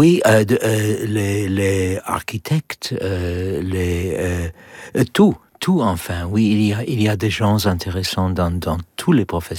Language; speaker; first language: French; non-native, learner; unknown